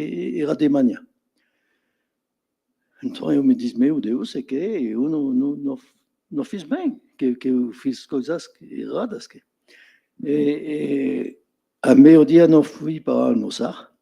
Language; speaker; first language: Portuguese; non-native, fluent; French